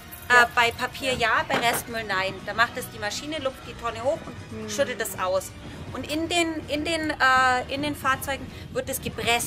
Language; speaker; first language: German; native; German